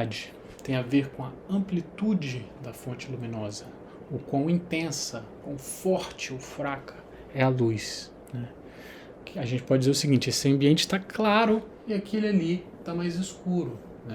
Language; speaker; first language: Portuguese; native; Portuguese